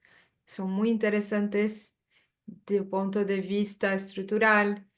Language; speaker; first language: Spanish; non-native, learner; Portuguese